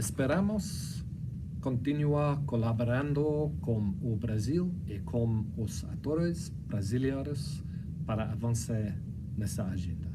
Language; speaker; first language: Portuguese; non-native, fluent; English